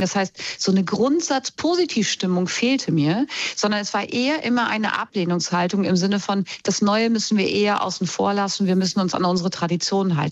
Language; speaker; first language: German; native; German